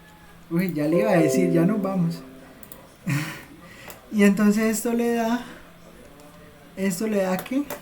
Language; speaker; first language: Spanish; native; Spanish